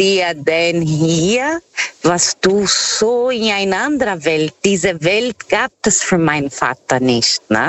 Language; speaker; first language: German; non-native, fluent; Portuguese